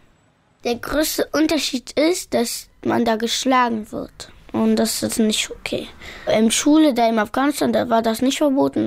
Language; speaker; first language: German; early bilingual, other home language; Pashto